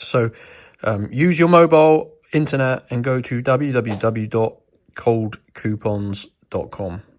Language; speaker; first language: English; native; English